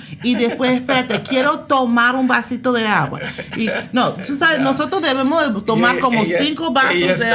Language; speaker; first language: Spanish; early bilingual, heritage; Spanish